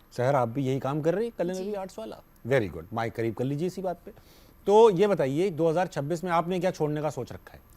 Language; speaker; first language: Urdu; native; Urdu